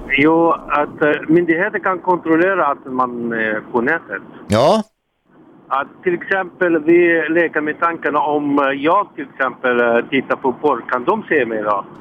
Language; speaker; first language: Swedish; non-native, local second language; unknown